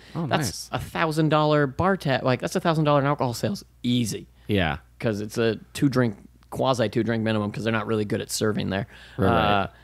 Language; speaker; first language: English; native; English